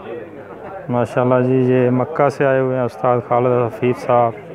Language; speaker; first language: Hindi; non-native, local second language; Punjabi